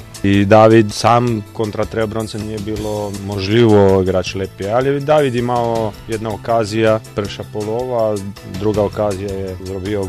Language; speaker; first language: Polish; non-native, learner; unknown